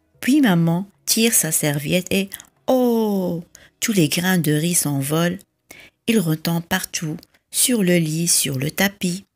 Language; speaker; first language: French; native; French